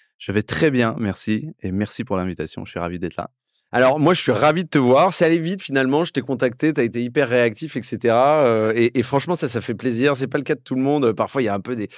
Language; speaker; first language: French; native; French